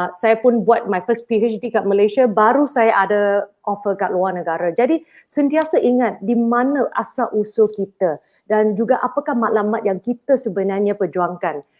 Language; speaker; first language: Malay; non-native, local second language; Chinese